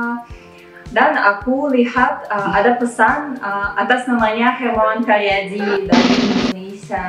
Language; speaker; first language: Indonesian; non-native, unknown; Russian